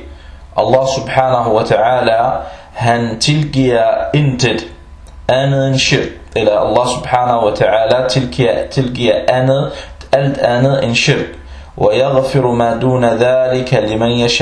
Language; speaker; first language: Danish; early bilingual, other home language; Arabic